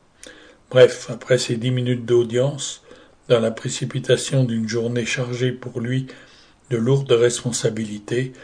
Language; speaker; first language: French; native; French